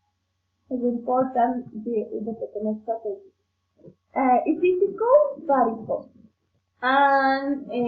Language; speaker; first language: English; non-native, learner; Spanish